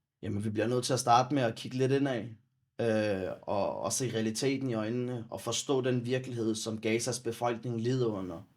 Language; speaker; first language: Danish; early bilingual, other home language; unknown